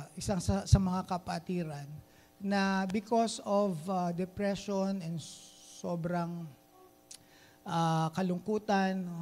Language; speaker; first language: Filipino; native; Filipino